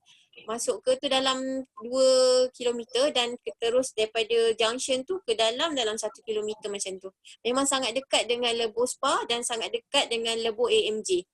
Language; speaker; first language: Malay; native; Malay